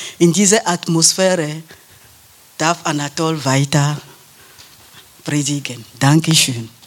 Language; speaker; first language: German; non-native, learner; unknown